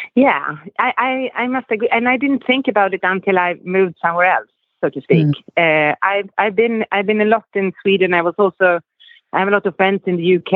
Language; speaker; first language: English; non-native, fluent; Swedish